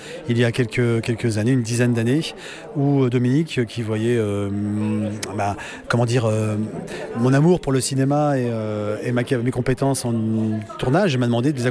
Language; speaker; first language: French; native; French